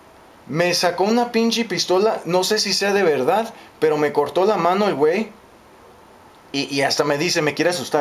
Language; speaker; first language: Spanish; native; Spanish